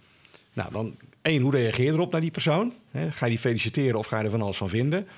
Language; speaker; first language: Dutch; native; Dutch